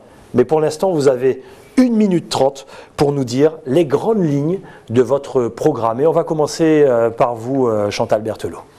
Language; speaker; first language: French; native; French